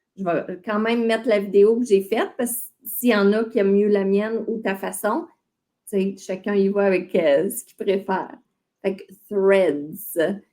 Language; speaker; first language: French; native; French